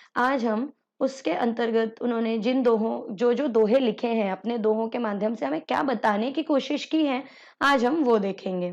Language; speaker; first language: Hindi; native; Hindi